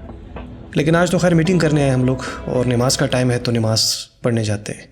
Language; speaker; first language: Urdu; non-native, local second language; Pashto